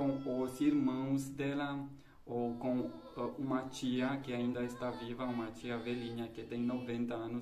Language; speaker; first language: Portuguese; non-native, fluent; Romanian